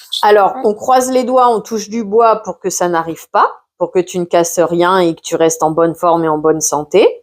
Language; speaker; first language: French; native; French